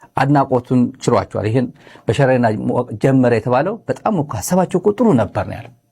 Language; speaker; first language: Amharic; non-native, local second language; Tigrinya